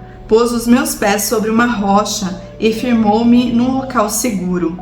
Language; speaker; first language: Portuguese; native; Portuguese